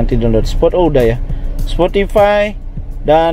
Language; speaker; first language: Indonesian; native; Indonesian